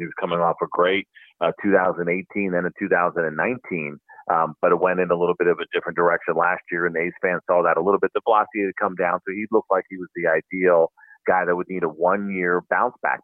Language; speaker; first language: English; native; English